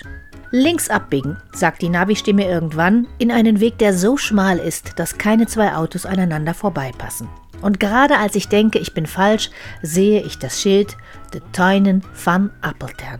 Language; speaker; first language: German; native; German